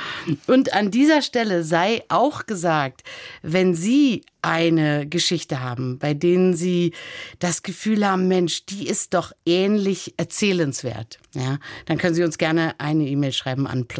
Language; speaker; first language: German; native; German